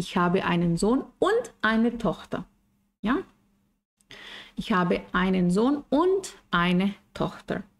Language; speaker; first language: German; non-native, fluent; Spanish